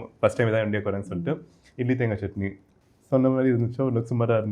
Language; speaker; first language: Tamil; native; Tamil